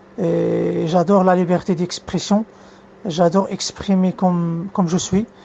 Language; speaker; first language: French; non-native, fluent; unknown